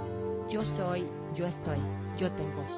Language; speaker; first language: Spanish; non-native, learner; English